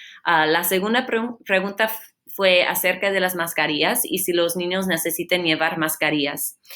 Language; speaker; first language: Spanish; non-native, fluent; English